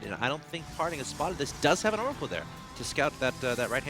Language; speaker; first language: English; native; English